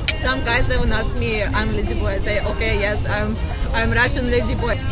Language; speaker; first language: English; non-native, learner; Russian